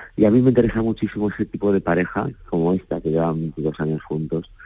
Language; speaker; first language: Spanish; native; Spanish